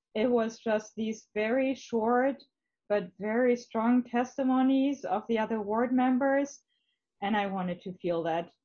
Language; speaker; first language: English; non-native, fluent; German